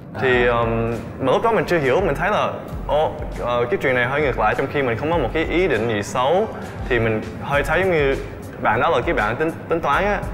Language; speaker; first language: Vietnamese; early bilingual, heritage; Vietnamese